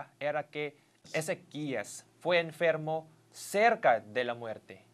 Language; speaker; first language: Spanish; non-native, fluent; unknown